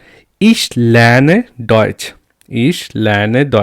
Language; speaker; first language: German; non-native, learner; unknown